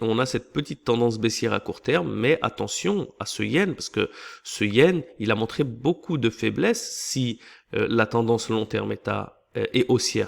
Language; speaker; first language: French; native; French